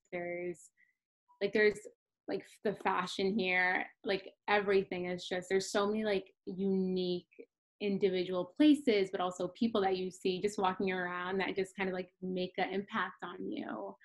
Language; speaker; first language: English; native; English